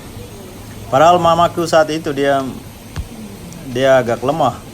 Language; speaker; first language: Indonesian; non-native, local second language; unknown